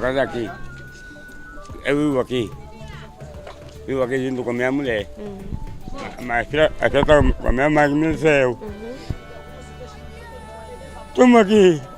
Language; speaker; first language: Portuguese; non-native, local second language; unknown